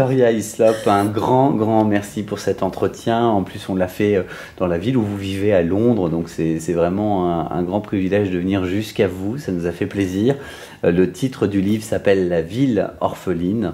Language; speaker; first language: French; native; French